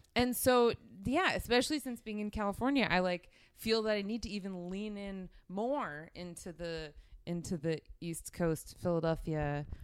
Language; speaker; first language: English; native; English